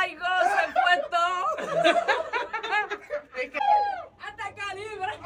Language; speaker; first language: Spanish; non-native, fluent; English